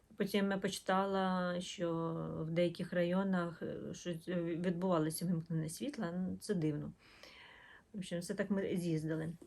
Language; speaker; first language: Ukrainian; non-native, local second language; Russian